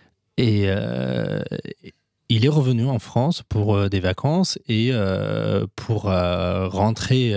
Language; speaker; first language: French; non-native, fluent; Persian